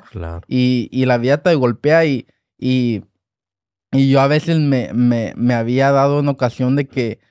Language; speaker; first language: Spanish; early bilingual, heritage; Spanish